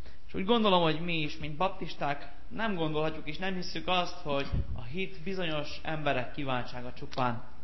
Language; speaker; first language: Hungarian; native; Hungarian